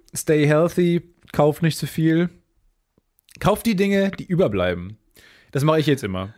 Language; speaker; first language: German; native; German